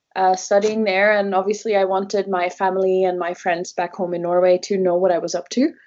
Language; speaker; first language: English; non-native, fluent; Norwegian